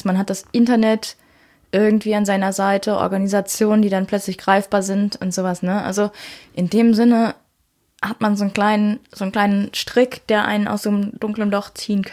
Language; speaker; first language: German; native; German